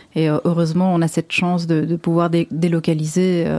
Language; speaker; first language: French; native; French